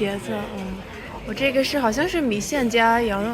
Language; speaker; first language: Chinese; non-native, fluent; English